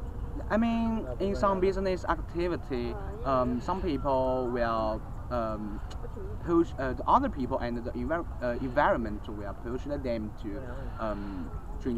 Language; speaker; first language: English; non-native, learner; Chinese